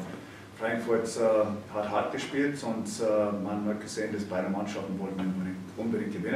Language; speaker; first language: German; non-native, fluent; English